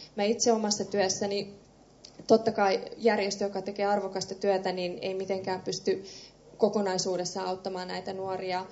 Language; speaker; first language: Finnish; early bilingual, other home language; Persian